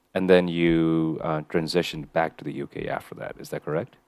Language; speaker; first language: English; non-native, local second language; Nepali